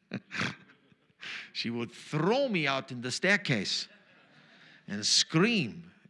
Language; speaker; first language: English; non-native, fluent; German